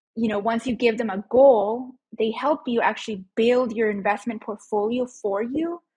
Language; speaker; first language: English; early bilingual, other home language; Spanish